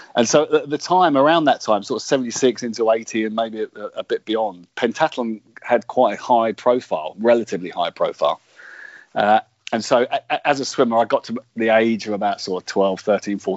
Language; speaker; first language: English; native; English